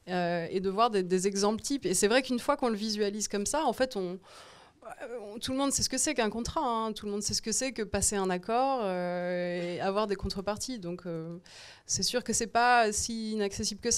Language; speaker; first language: French; native; French